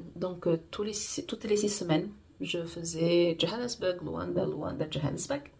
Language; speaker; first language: French; non-native, fluent; Portuguese